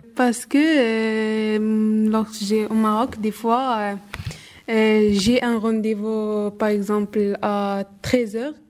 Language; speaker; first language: French; non-native, local second language; Arabic